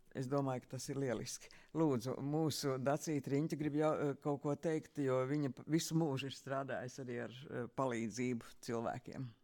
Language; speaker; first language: Latvian; native; Latvian